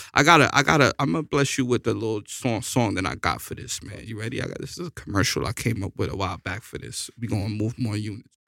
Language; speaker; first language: English; native; English